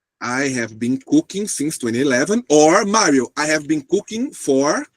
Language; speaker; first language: English; non-native, fluent; Portuguese